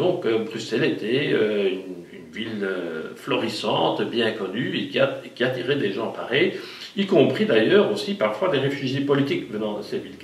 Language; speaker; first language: French; native; French